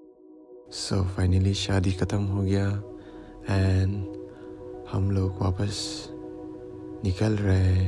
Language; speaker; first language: Hindi; non-native, local second language; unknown